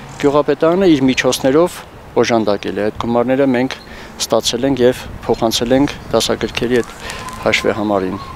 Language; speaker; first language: Armenian; native; Armenian